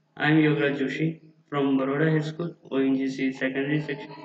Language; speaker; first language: English; non-native, local second language; Gujarati